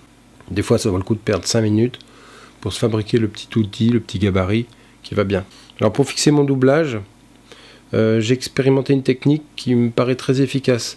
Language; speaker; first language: French; native; French